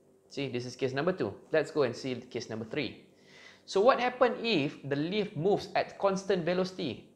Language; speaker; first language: English; non-native, local second language; Malay